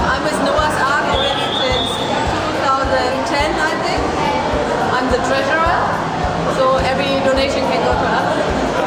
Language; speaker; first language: English; non-native, fluent; German